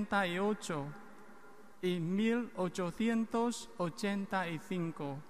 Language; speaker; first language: Spanish; non-native, fluent; Vietnamese